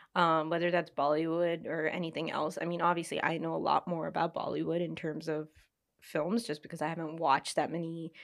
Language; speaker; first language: English; early bilingual, other home language; Hindi